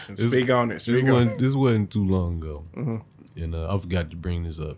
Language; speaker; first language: English; native; English